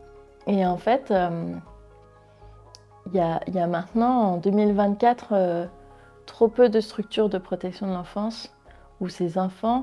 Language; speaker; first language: French; native; French